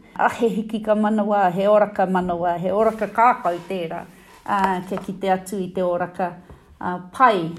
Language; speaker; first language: Māori; non-native, local second language; English